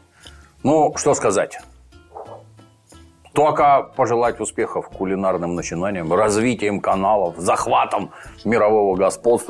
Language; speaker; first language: Russian; native; Russian